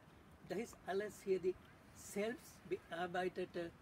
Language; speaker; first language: German; non-native, learner; Sinhala